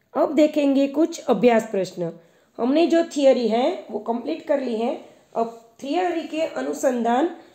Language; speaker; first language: Hindi; non-native, local second language; Gujarati